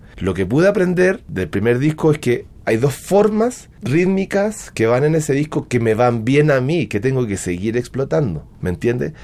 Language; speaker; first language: Spanish; native; Spanish